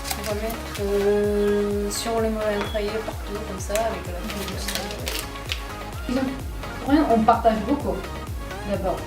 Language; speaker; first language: French; non-native, learner; Korean